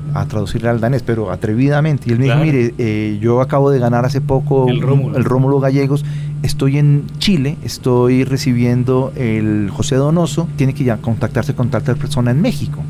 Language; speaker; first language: Spanish; native; Spanish